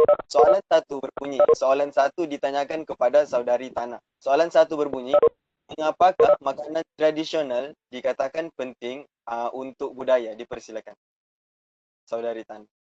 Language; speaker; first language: Malay; native; Malay